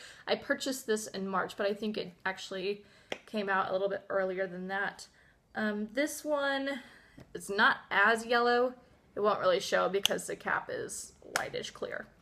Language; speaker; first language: English; native; English